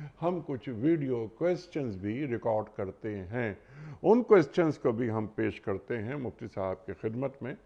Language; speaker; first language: Urdu; native; Urdu